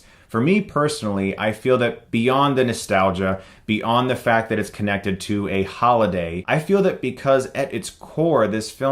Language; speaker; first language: English; native; English